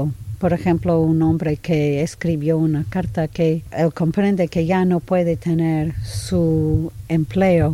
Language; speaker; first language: Spanish; non-native, fluent; English